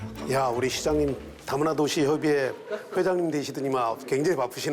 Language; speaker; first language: Korean; native; Korean